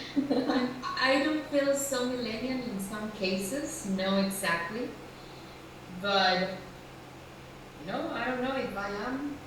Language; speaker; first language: English; non-native, learner; Spanish